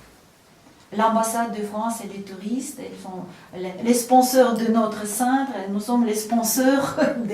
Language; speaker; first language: French; non-native, fluent; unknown